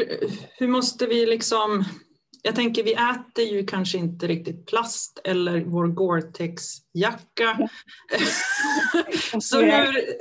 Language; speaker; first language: Swedish; native; Swedish